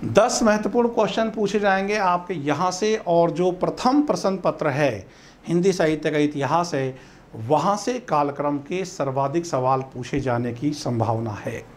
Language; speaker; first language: Hindi; native; Hindi